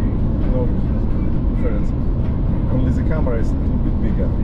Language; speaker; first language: English; non-native, learner; German